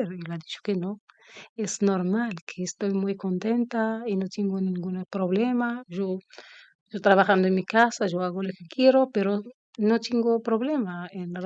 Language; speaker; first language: Spanish; non-native, learner; Arabic